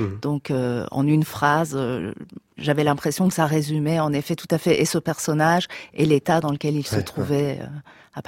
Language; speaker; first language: French; native; French